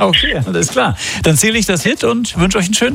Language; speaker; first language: German; native; German